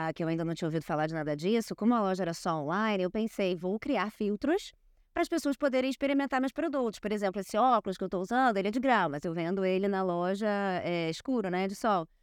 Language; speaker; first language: Portuguese; native; Portuguese